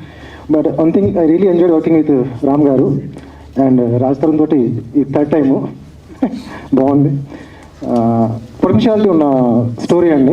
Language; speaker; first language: Telugu; native; Telugu